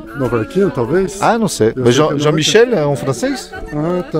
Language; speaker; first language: Portuguese; non-native, fluent; French